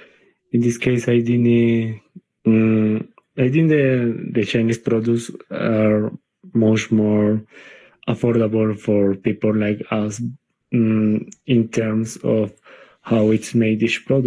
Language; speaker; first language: English; non-native, fluent; Spanish